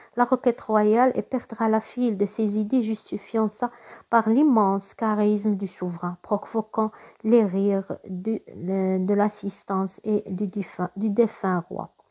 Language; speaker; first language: French; non-native, local second language; Arabic